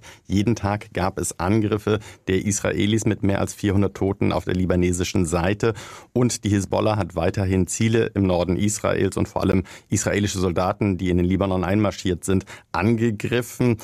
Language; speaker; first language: German; native; German